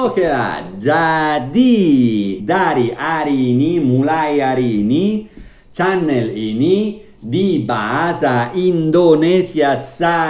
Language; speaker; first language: Indonesian; non-native, learner; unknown